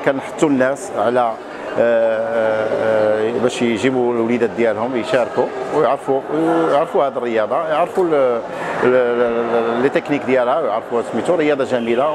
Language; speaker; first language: Arabic; native; Arabic